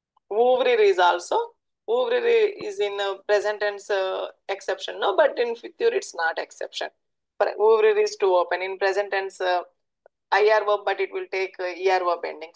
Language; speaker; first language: English; non-native, local second language; Telugu